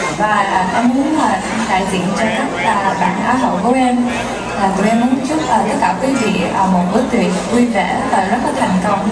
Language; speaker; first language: Vietnamese; early bilingual, heritage; Vietnamese